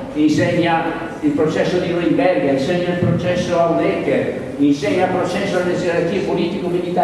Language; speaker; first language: Italian; native; Italian